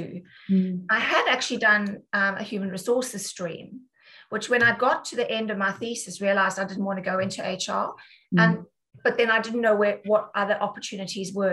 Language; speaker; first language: English; native; English